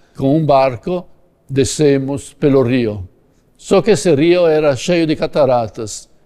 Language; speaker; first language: Portuguese; non-native, fluent; Italian